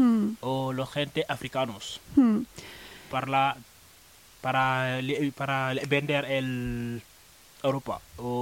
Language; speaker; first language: Spanish; non-native, learner; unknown